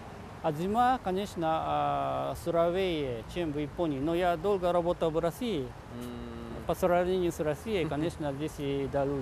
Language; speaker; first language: Russian; non-native, fluent; Japanese